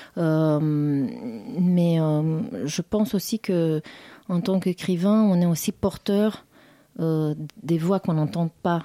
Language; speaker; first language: French; non-native, fluent; Romanian